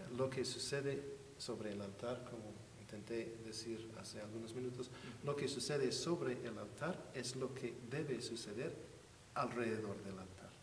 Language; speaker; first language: Spanish; non-native, fluent; English